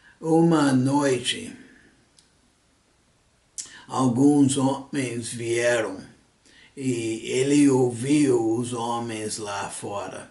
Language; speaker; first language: Portuguese; non-native, fluent; English